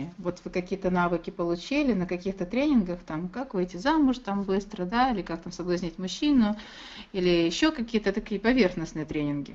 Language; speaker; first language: Russian; native; Russian